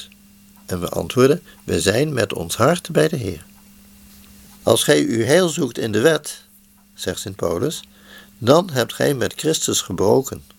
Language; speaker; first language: Dutch; native; Dutch